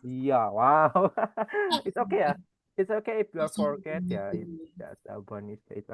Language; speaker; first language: English; non-native, fluent; Indonesian